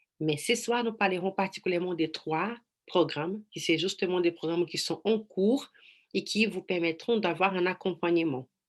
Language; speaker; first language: French; non-native, fluent; Portuguese